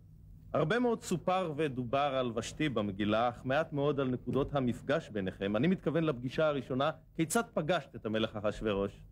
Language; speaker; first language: Hebrew; native; Hebrew